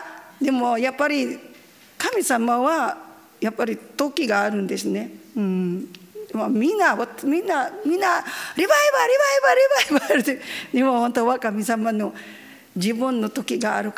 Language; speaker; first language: Japanese; non-native, learner; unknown